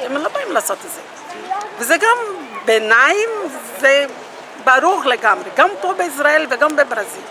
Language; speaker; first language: Hebrew; non-native, fluent; Portuguese